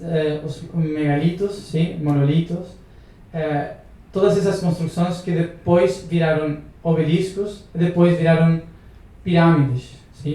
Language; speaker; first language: Portuguese; non-native, learner; Spanish